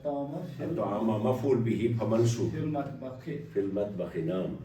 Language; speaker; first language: Arabic; non-native, fluent; Urdu